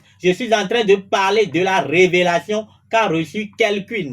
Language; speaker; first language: French; non-native, local second language; Ewe